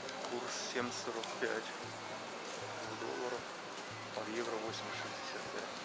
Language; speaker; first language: Russian; native; Russian